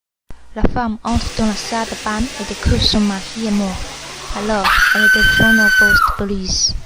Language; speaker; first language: French; non-native, learner; Chinese